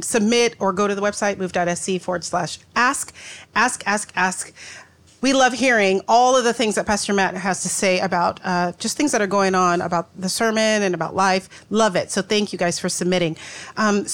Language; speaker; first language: English; native; English